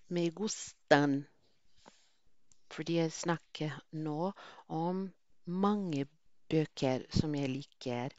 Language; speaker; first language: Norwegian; non-native, fluent; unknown